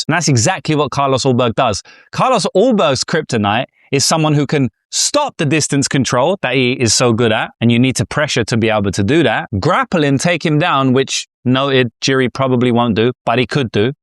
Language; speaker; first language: English; native; English